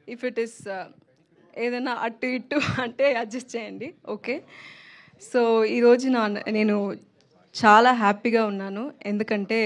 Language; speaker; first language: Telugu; non-native, learner; Tamil